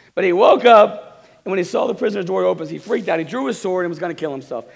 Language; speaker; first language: English; native; English